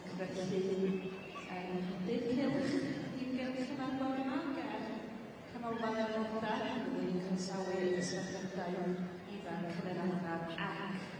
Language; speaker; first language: Welsh; native; Welsh